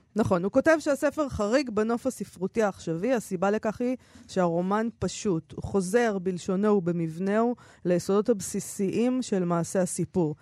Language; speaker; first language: Hebrew; native; Hebrew